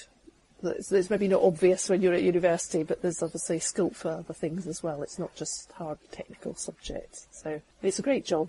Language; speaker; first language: English; native; English